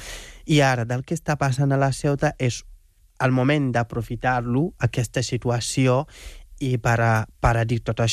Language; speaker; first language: Catalan; non-native, fluent; Wolof